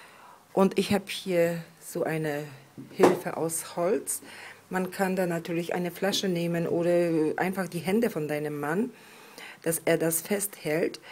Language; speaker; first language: German; non-native, fluent; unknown